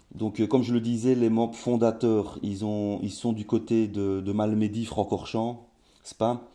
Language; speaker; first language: French; native; French